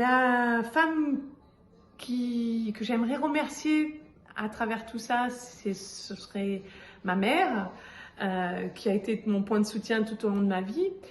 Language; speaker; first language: French; native; French